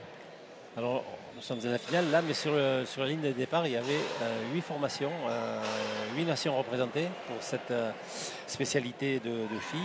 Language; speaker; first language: French; native; French